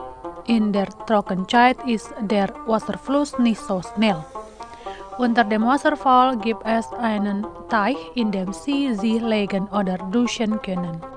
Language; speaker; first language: German; non-native, fluent; Indonesian